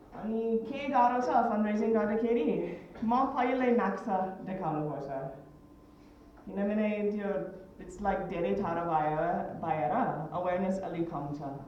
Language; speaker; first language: Nepali; early bilingual, heritage; Nepali